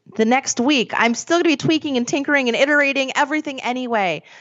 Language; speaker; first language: English; native; English